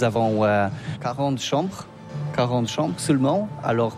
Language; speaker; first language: French; non-native, learner; Polish